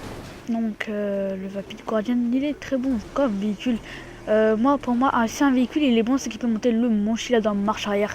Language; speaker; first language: French; native; French